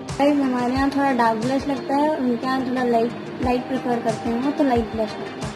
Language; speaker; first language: Hindi; native; Hindi